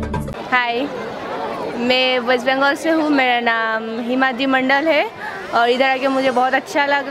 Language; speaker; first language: Hindi; non-native, local second language; Bangla